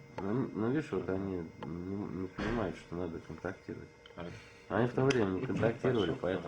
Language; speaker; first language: Russian; native; Russian